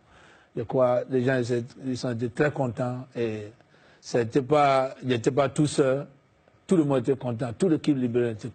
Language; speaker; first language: French; non-native, fluent; English